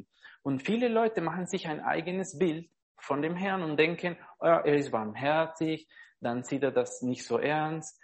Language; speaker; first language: German; non-native, fluent; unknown